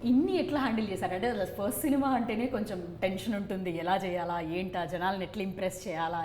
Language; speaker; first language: Telugu; native; Telugu